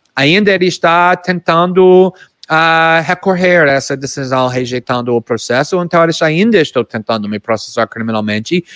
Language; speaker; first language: Portuguese; non-native, fluent; English